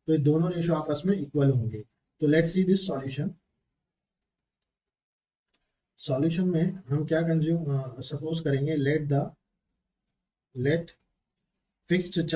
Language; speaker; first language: Hindi; native; Hindi